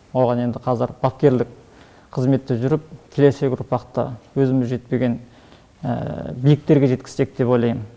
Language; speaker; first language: Kazakh; early bilingual, heritage; Kazakh